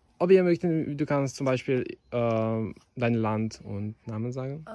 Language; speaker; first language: German; non-native, learner; Serbian